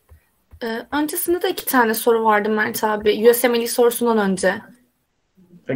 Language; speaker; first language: Turkish; native; Turkish